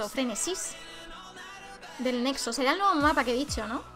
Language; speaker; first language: Spanish; native; Spanish